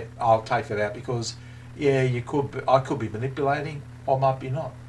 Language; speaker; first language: English; native; English